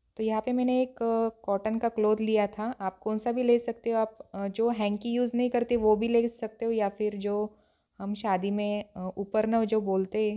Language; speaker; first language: Hindi; non-native, local second language; Marathi